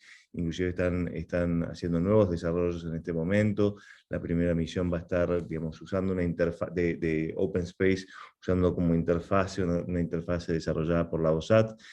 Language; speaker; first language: Spanish; native; Spanish